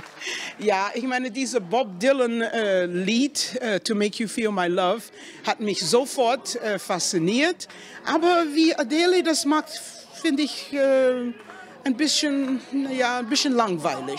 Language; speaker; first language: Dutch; non-native, learner; English